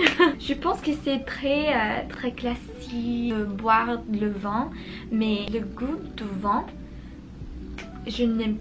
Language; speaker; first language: French; non-native, learner; Spanish